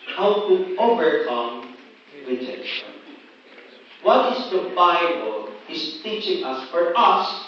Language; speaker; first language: English; non-native, local second language; Filipino